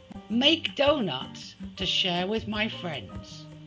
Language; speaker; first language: English; native; English